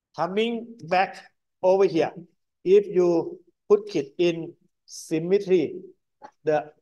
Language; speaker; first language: English; non-native, fluent; Thai